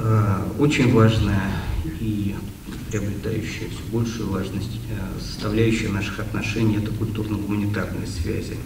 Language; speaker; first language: Russian; native; Russian